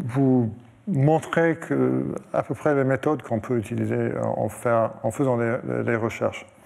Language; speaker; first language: French; non-native, fluent; English